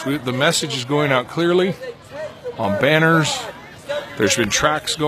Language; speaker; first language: English; native; English